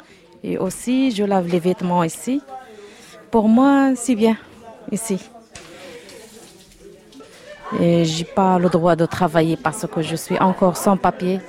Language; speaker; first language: French; non-native, learner; Arabic